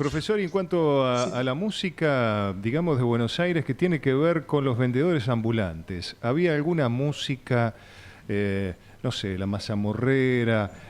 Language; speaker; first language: Spanish; native; Spanish